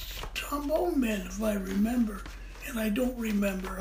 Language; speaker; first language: English; native; English